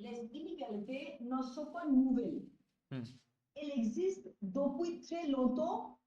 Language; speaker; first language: French; non-native, learner; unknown